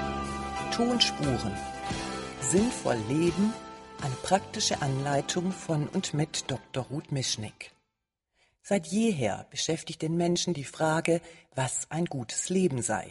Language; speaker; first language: German; native; German